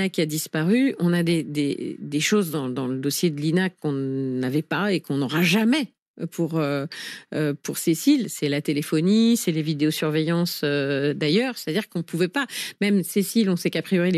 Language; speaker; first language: French; native; French